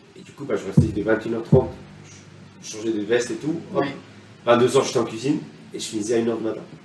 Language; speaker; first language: French; non-native, fluent; Spanish